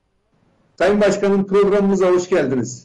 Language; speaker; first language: Turkish; native; Turkish